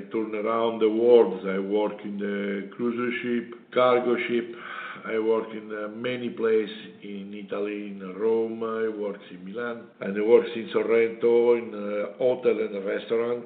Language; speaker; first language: English; non-native, learner; Italian